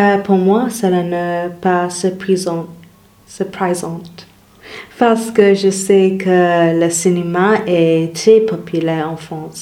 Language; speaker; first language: French; non-native, learner; English